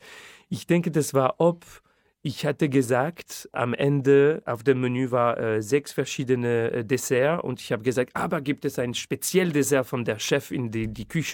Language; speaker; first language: German; non-native, fluent; French